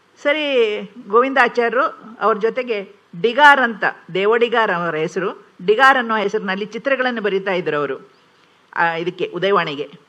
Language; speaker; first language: Kannada; non-native, local second language; Konkani